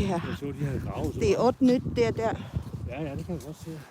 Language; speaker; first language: Danish; non-native, learner; Thai